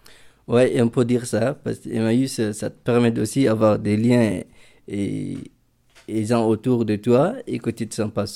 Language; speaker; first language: French; non-native, local second language; Fula